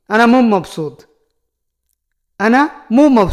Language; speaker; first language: Arabic; non-native, fluent; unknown